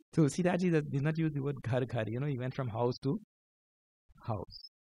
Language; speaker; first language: English; early bilingual, other home language; Hindi